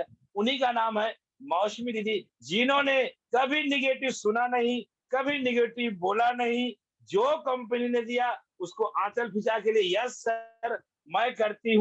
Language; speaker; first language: Hindi; native; Hindi